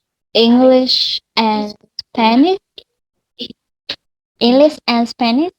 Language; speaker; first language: English; non-native, learner; Vietnamese